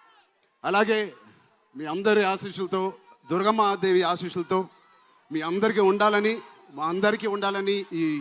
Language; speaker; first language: Telugu; native; Telugu